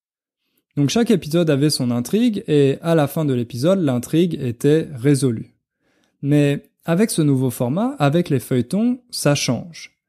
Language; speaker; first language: French; native; French